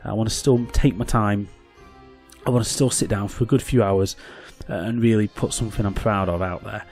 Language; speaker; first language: English; native; English